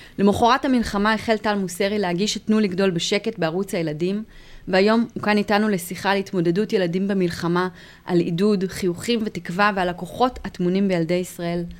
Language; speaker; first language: Hebrew; native; Hebrew